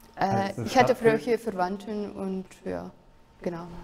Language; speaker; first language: German; non-native, fluent; Russian